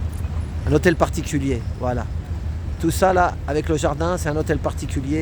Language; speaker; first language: French; native; French